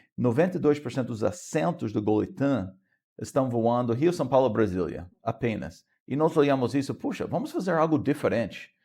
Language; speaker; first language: Portuguese; non-native, fluent; English